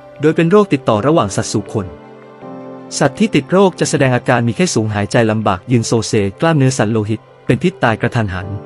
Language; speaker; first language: Thai; native; Thai